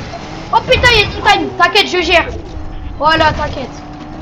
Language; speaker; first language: French; native; French